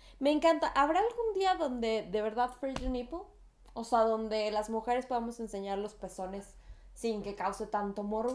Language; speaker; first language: Spanish; native; Spanish